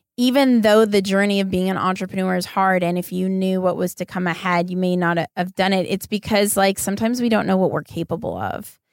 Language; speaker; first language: English; native; English